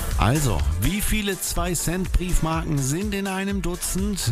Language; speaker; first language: German; native; German